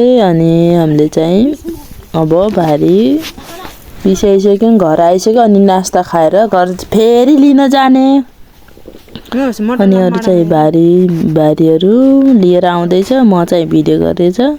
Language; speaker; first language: Nepali; non-native, local second language; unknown